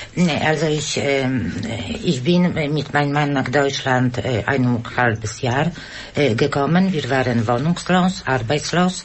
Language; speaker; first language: German; non-native, learner; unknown